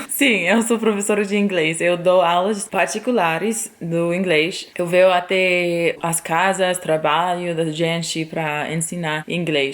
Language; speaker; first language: Portuguese; non-native, fluent; English